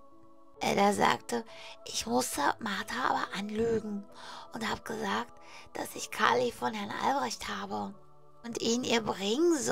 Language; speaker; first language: German; native; German